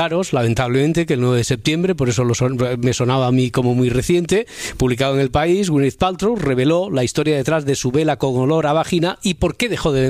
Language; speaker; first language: Spanish; native; Spanish